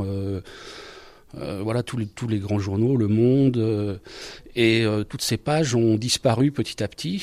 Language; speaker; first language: French; native; French